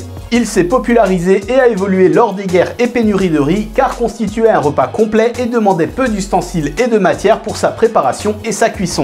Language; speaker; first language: French; native; French